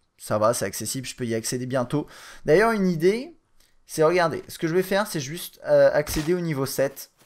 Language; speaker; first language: French; native; French